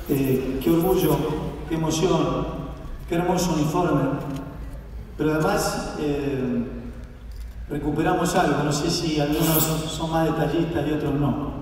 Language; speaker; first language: Spanish; native; Spanish